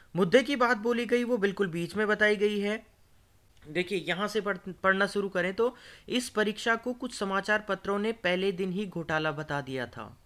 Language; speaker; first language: Hindi; native; Hindi